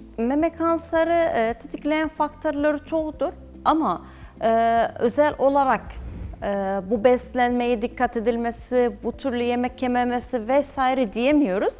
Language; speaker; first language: Turkish; non-native, fluent; Arabic